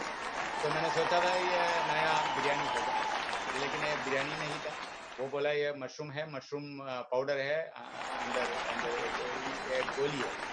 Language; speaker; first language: Hindi; non-native, local second language; Malayalam